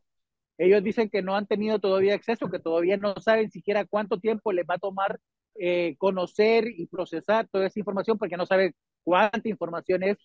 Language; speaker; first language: Spanish; native; Spanish